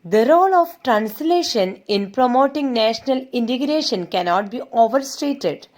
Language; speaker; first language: English; non-native, local second language; Malayalam